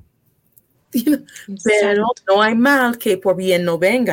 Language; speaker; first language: Spanish; non-native, fluent; English